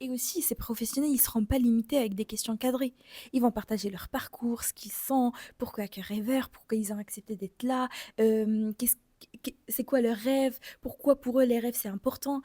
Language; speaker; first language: French; native; French